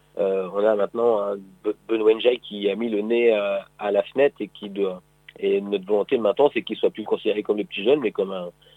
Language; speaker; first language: French; native; French